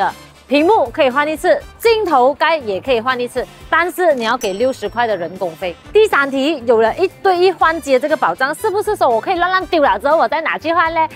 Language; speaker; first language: Chinese; native; Chinese